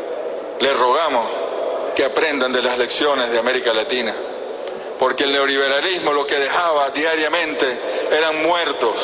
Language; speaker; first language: Spanish; native; Spanish